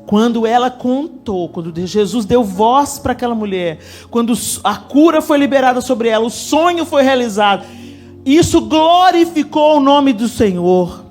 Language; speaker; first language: Portuguese; native; Portuguese